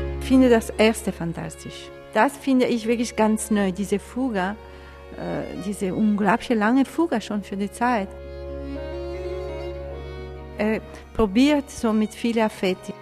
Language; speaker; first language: German; non-native, fluent; Italian